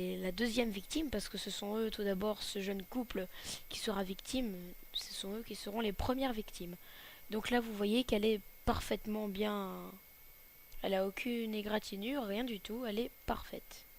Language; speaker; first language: French; native; French